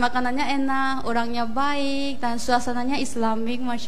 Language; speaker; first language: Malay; non-native, fluent; Korean